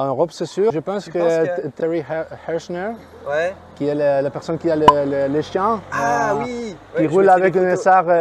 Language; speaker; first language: French; non-native, fluent; Spanish